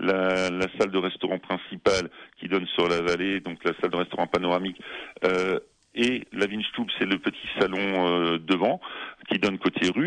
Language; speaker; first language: French; native; French